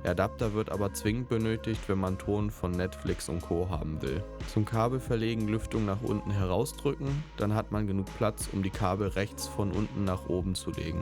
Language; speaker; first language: German; native; German